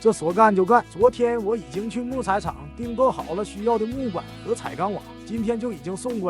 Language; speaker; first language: Chinese; native; Chinese